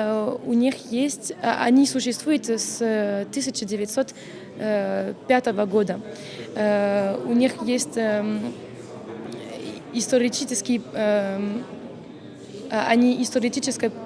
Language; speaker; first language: Russian; non-native, fluent; French